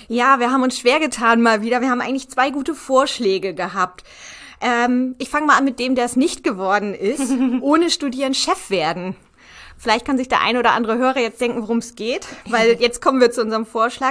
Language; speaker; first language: German; native; German